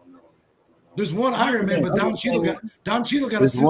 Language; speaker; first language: English; native; English